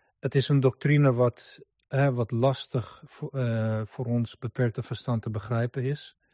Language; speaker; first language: Dutch; non-native, fluent; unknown